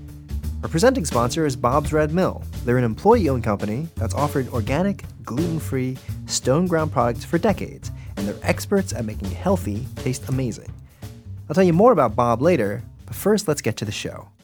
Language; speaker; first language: English; native; English